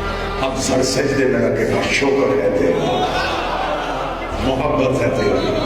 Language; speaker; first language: Urdu; native; Urdu